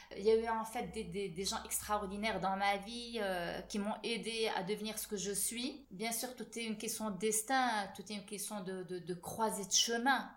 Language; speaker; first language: French; non-native, local second language; Arabic